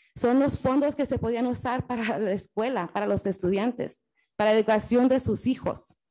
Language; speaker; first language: Spanish; early bilingual, heritage; Spanish